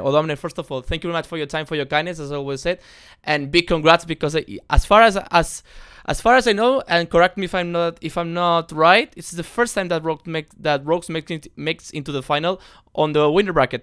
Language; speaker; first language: English; non-native, fluent; Spanish